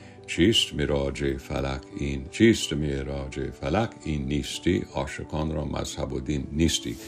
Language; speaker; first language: Persian; non-native, fluent; English